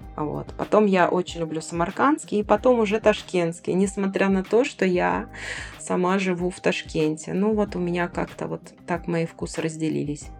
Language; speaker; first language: Russian; native; Russian